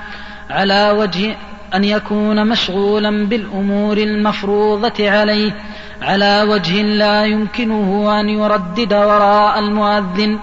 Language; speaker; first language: Arabic; native; Arabic